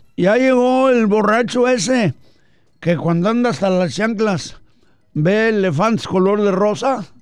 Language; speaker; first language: Spanish; native; Spanish